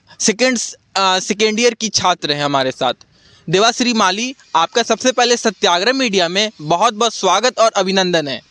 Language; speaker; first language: Hindi; native; Hindi